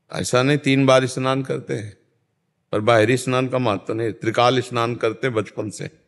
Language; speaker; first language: Hindi; native; Hindi